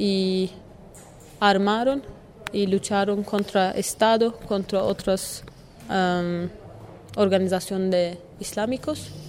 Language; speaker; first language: Spanish; non-native, learner; Kurdish